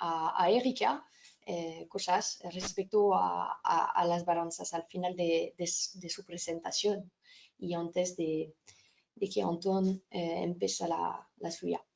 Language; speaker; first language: Spanish; non-native, fluent; French